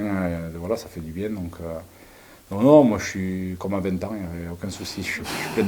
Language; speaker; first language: French; native; French